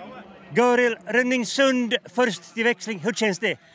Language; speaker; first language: Swedish; native; Swedish